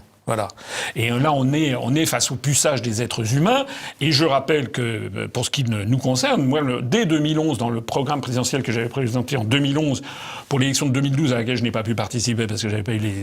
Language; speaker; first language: French; native; French